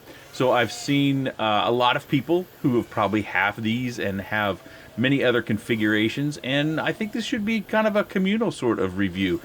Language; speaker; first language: English; native; English